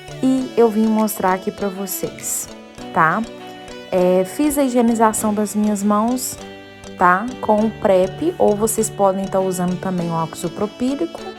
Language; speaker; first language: Portuguese; native; Portuguese